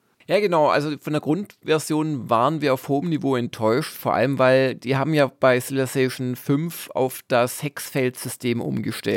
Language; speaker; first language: German; native; German